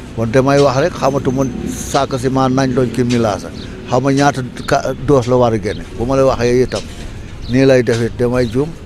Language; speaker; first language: Wolof; non-native, local second language; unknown